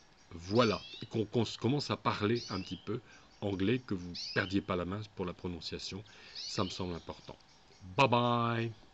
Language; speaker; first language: French; native; French